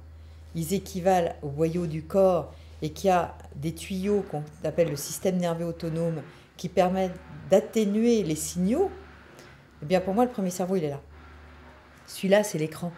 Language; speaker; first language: French; native; French